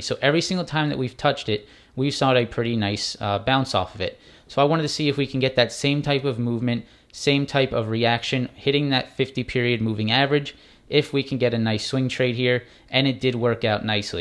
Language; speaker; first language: English; native; English